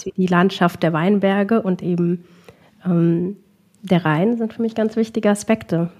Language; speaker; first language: German; early bilingual, other home language; Arabic